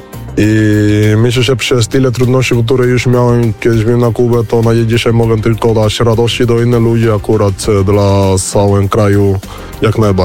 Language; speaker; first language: Polish; non-native, learner; Spanish